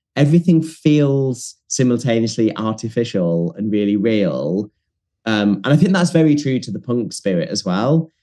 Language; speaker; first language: English; native; English